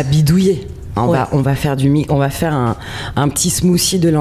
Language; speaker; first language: French; native; French